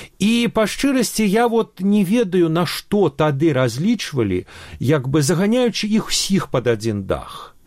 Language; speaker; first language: Belarusian; non-native, local second language; Russian